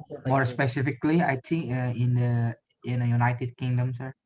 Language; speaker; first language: English; non-native, learner; Indonesian